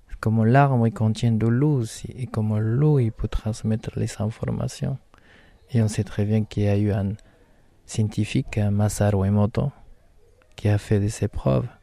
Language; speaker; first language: French; non-native, fluent; Spanish